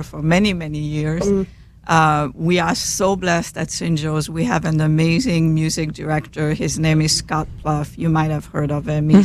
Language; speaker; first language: English; non-native, fluent; French